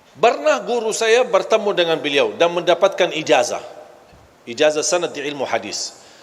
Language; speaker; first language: Malay; non-native, fluent; Arabic